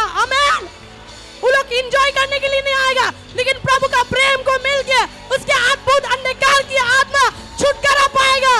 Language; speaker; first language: Hindi; non-native, local second language; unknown